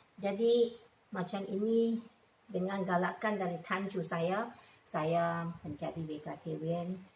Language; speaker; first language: Malay; non-native, local second language; Chinese